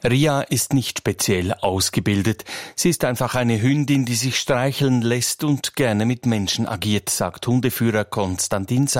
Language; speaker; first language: German; native; German